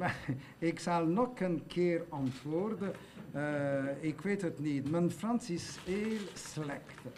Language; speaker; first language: Dutch; non-native, local second language; French